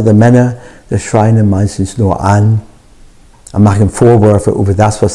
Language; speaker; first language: German; non-native, fluent; English